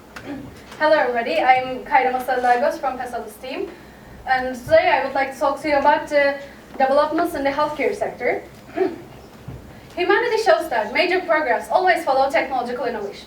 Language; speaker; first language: English; non-native, fluent; Turkish